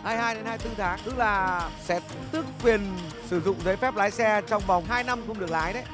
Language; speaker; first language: Vietnamese; native; Vietnamese